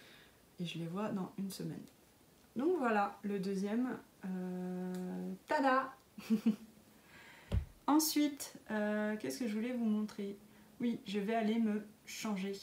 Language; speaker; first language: French; native; French